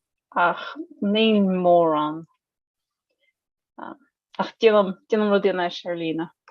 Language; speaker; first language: Irish; non-native, learner; English